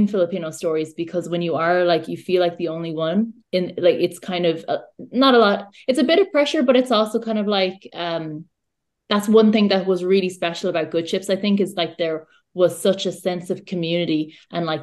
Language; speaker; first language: English; native; English